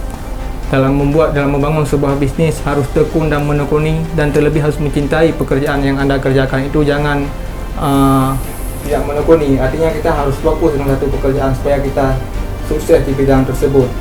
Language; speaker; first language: Indonesian; native; Indonesian